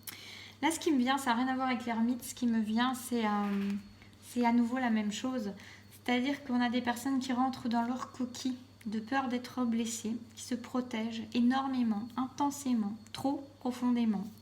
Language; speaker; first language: French; native; French